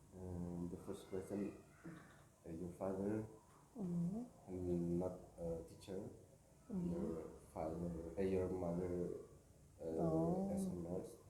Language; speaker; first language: English; non-native, learner; Indonesian